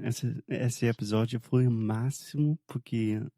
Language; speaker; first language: Portuguese; non-native, fluent; English